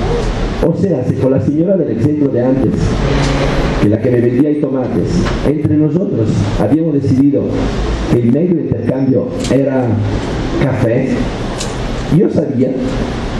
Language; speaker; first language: Spanish; non-native, fluent; Italian